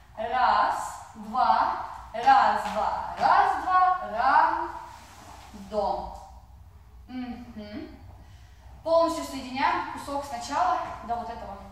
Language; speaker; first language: Russian; non-native, fluent; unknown